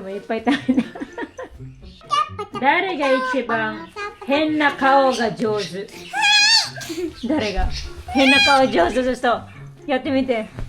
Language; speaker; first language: Japanese; non-native, fluent; Filipino